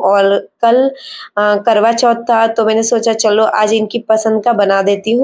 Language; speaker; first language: Hindi; native; Hindi